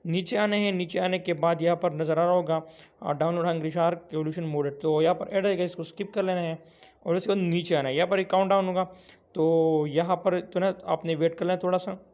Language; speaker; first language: Urdu; non-native, local second language; Pashto